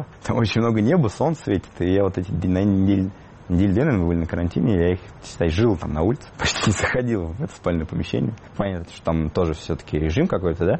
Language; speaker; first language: Russian; native; Russian